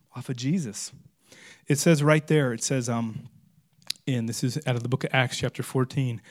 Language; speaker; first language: English; native; English